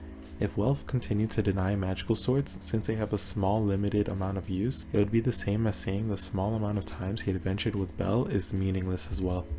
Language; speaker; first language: English; native; English